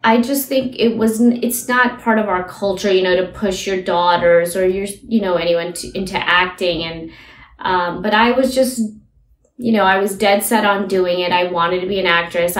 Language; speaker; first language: English; early bilingual, other home language; Hindi